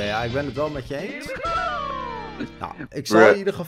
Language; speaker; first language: Dutch; native; Dutch